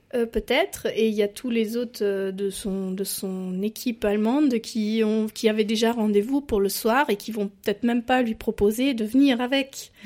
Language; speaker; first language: French; non-native, fluent; German